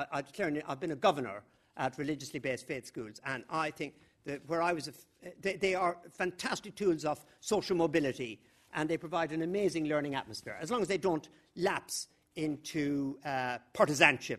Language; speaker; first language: English; native; English